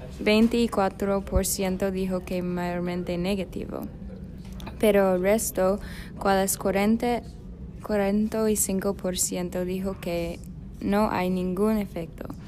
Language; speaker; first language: Spanish; non-native, learner; English